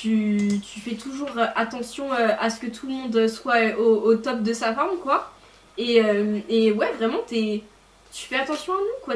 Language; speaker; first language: French; native; French